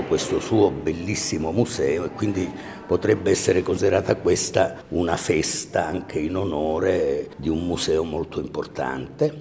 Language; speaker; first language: Italian; native; Italian